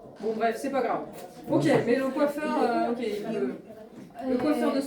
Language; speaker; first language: French; native; French